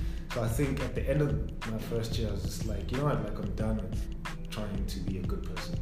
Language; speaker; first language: English; non-native, local second language; Zulu